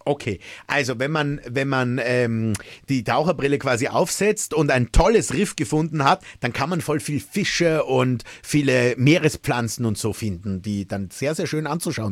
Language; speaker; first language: German; native; German